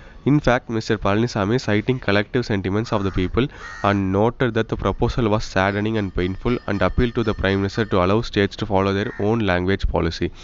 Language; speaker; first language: English; non-native, local second language; Tamil